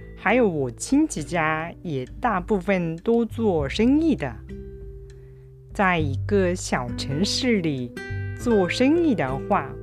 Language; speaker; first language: Chinese; non-native, fluent; Japanese